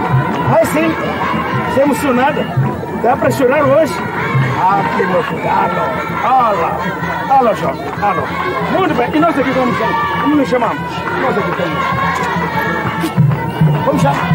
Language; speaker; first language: Portuguese; non-native, local second language; Tsonga